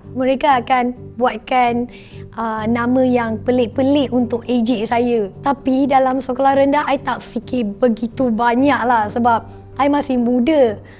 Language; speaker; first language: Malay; non-native, local second language; Chinese